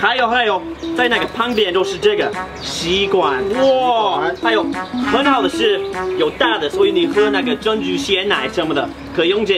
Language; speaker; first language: Chinese; non-native, fluent; English